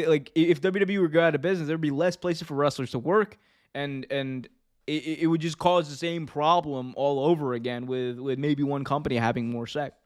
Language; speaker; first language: English; native; English